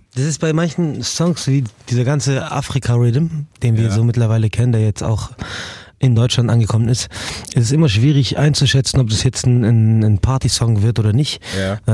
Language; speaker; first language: German; early bilingual, other home language; Arabic